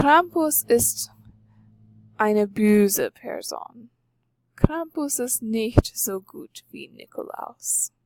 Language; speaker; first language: German; non-native, fluent; English